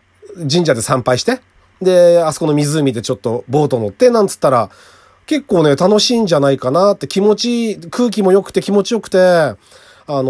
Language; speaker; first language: Japanese; native; Japanese